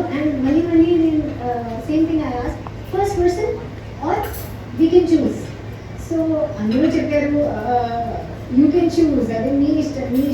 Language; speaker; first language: Telugu; non-native, learner; Hindi